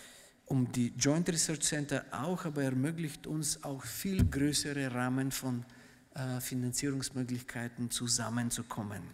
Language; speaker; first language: German; non-native, fluent; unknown